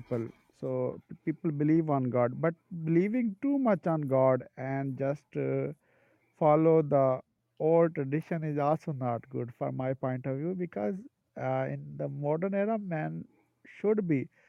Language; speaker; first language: English; non-native, local second language; Urdu